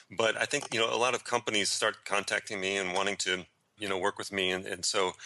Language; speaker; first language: English; native; English